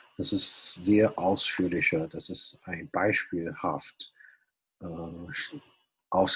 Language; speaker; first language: German; non-native, fluent; Chinese